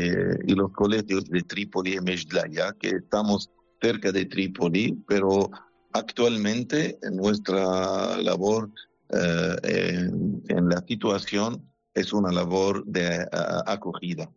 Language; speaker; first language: Spanish; non-native, fluent; Arabic